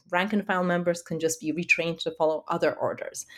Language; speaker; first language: English; early bilingual, other home language; Polish